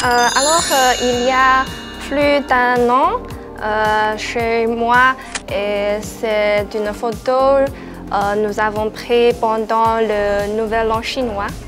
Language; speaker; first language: French; non-native, fluent; Chinese